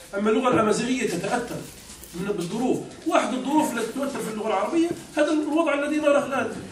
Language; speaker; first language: Arabic; non-native, local second language; Berber languages